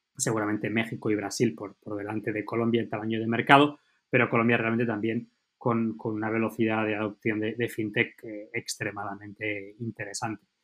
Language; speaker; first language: Spanish; native; Spanish